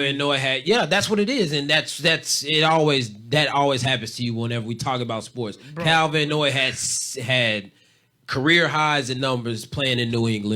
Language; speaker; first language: English; native; English